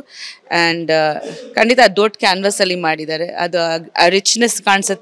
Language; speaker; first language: Kannada; non-native, fluent; Bangla